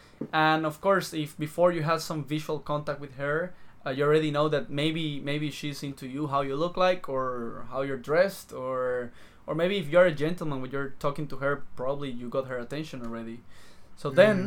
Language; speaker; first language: English; non-native, fluent; Spanish